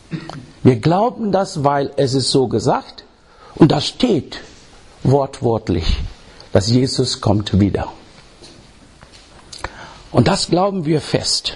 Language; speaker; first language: German; non-native, learner; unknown